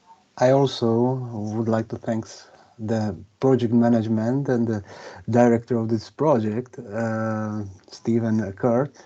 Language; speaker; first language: English; non-native, fluent; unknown